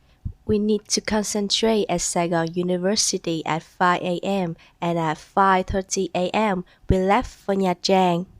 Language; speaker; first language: English; non-native, learner; Vietnamese